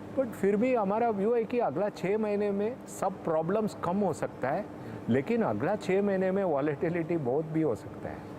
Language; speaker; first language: Hindi; non-native, local second language; Tamil